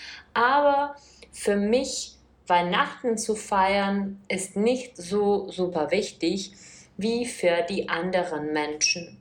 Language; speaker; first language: German; non-native, fluent; Czech